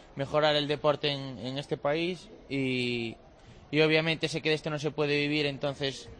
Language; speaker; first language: Spanish; native; Spanish